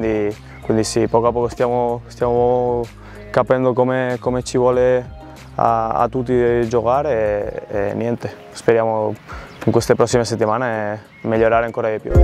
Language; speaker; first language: Italian; non-native, fluent; Spanish